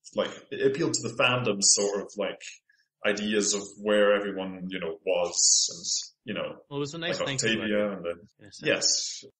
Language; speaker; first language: English; native; English